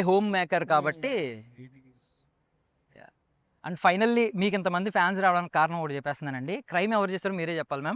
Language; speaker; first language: Telugu; native; Telugu